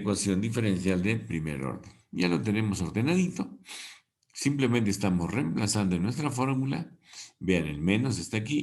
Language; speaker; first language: Spanish; native; Spanish